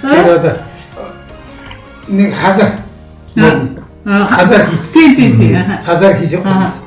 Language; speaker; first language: Mongolian; non-native, local second language; Kazakh